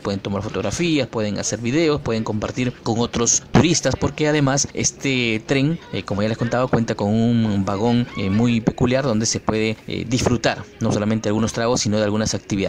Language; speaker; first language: Spanish; native; Spanish